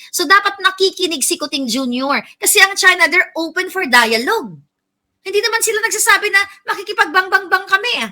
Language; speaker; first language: Filipino; non-native, local second language; Cebuano